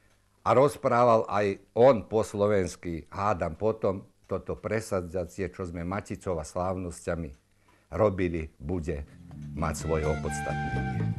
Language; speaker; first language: Slovak; native; Slovak